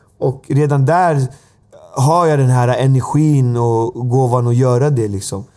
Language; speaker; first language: Swedish; native; Swedish